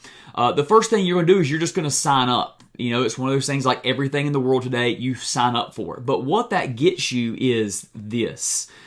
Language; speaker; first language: English; native; English